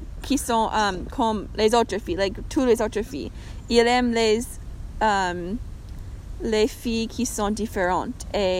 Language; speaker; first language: French; non-native, learner; English